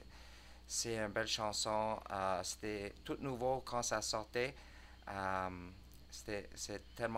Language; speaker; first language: French; non-native, learner; English